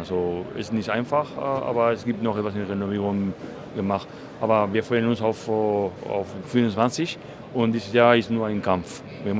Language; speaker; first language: German; non-native, fluent; Spanish